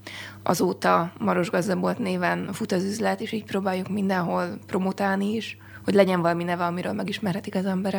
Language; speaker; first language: Hungarian; native; Hungarian